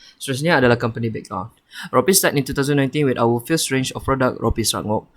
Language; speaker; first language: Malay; native; Malay